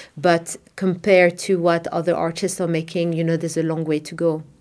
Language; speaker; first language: English; non-native, fluent; Arabic